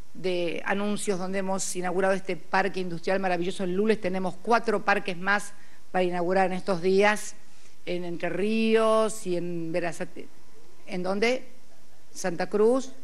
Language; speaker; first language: Spanish; native; Spanish